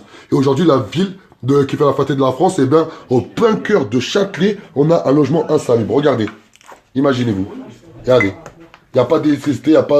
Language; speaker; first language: French; native; French